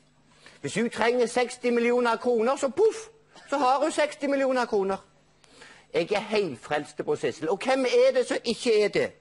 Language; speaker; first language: Norwegian; native; Norwegian